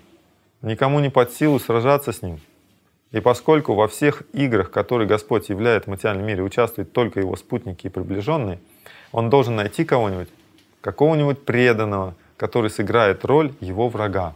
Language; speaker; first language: Russian; native; Russian